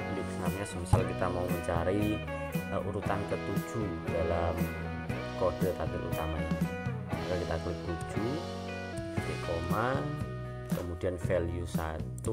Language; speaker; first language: Indonesian; native; Indonesian